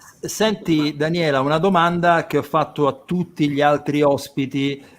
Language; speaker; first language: Italian; native; Italian